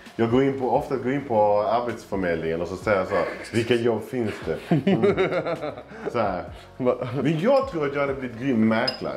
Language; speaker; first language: Swedish; early bilingual, other home language; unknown